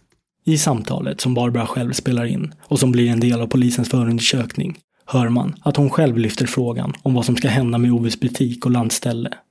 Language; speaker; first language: Swedish; native; Swedish